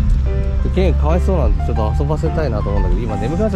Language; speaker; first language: Japanese; native; Japanese